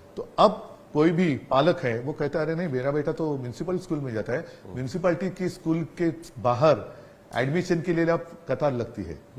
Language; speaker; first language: Hindi; non-native, local second language; Marathi